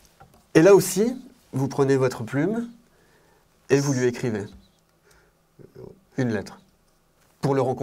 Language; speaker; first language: French; native; French